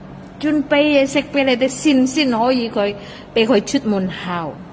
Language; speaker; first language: Cantonese; non-native, fluent; Indonesian